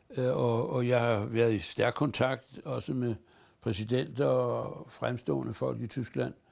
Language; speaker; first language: Danish; native; Danish